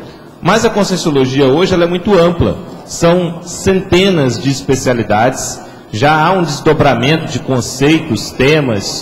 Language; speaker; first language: Portuguese; native; Portuguese